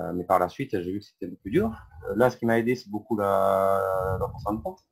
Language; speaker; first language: French; native; French